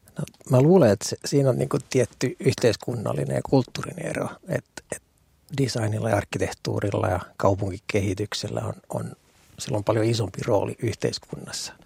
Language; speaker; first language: Finnish; non-native, local second language; Swedish